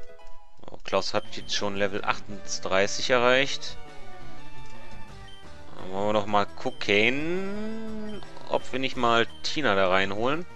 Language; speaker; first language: German; native; German